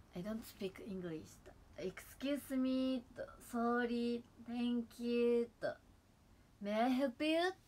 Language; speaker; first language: English; non-native, learner; Japanese